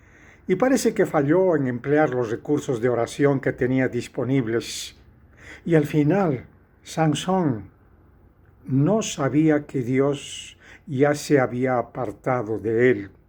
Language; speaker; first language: Spanish; native; Spanish